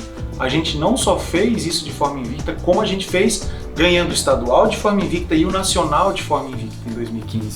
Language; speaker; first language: Portuguese; native; Portuguese